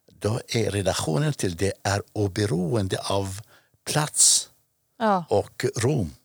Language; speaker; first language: Swedish; non-native, fluent; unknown